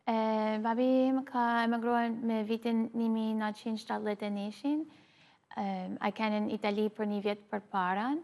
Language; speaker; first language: Albanian; early bilingual, heritage; Albanian